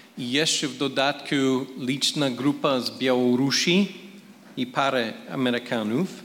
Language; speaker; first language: Polish; non-native, fluent; English